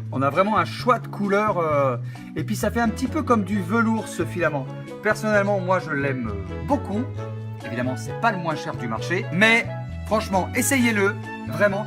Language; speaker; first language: French; native; French